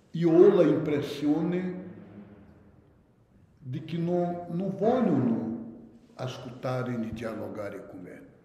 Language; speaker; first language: Italian; non-native, fluent; Portuguese